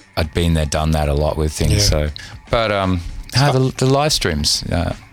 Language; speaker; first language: English; native; English